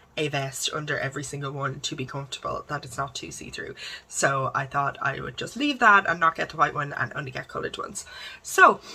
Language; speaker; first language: English; native; English